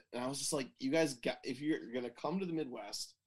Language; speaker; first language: English; native; English